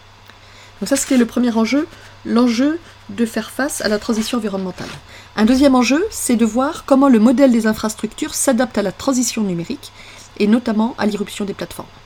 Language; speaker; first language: French; native; French